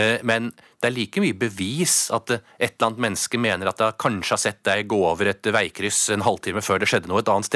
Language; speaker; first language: Norwegian; native; Norwegian